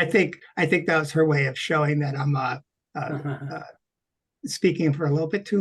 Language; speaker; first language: English; native; English